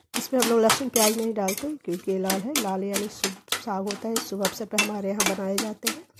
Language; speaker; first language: Hindi; native; Hindi